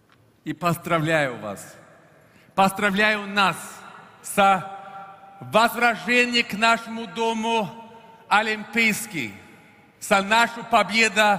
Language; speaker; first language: Russian; non-native, fluent; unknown